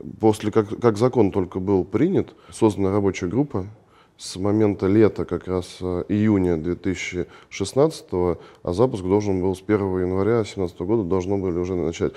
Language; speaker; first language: Russian; native; Russian